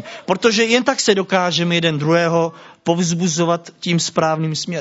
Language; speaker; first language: Czech; native; Czech